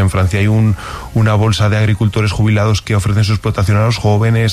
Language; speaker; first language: Spanish; native; Spanish